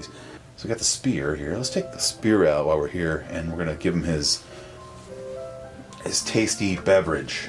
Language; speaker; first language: English; native; English